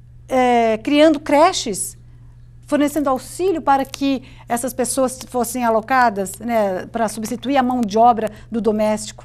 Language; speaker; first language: Portuguese; native; Portuguese